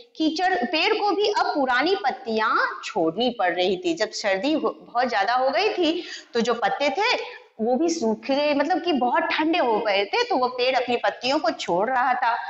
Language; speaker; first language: Hindi; non-native, local second language; Gujarati